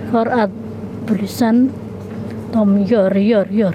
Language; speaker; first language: Swedish; non-native, learner; Somali